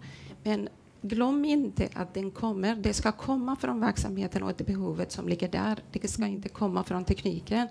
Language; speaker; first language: Swedish; non-native, fluent; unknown